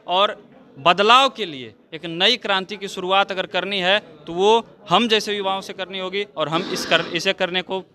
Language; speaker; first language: Hindi; native; Hindi